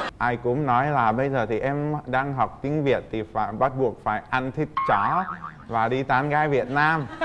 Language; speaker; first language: Vietnamese; non-native, fluent; Czech